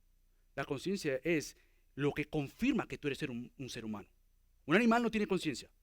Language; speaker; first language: Spanish; native; Spanish